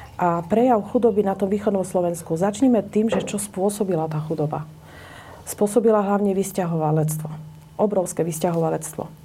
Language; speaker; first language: Slovak; native; Slovak